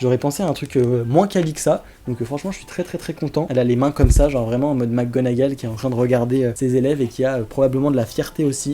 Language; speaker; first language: French; native; French